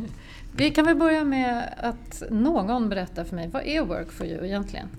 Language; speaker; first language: Swedish; native; Swedish